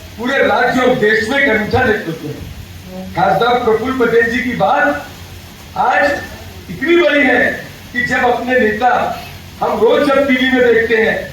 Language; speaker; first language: Hindi; non-native, local second language; Marathi